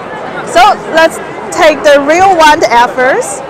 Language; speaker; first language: English; non-native, fluent; Chinese